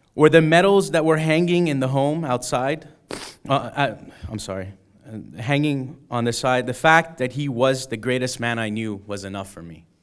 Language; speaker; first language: English; early bilingual, other home language; Persian